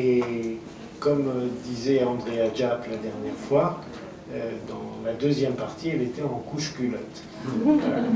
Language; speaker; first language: French; early bilingual, other home language; Persian